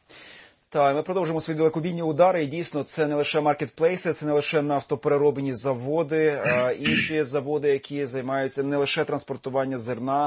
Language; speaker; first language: Ukrainian; native; Ukrainian